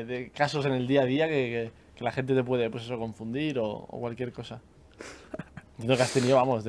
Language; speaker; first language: Spanish; native; Spanish